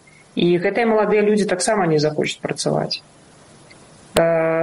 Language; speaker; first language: Belarusian; non-native, local second language; Russian